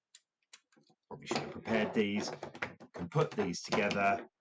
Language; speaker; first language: English; native; English